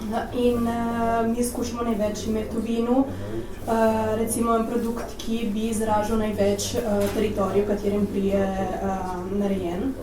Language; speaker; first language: Slovenian; early bilingual, heritage; Italian